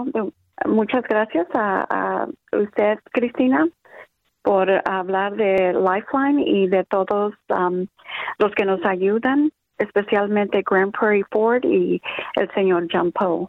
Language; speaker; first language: Spanish; early bilingual, other home language; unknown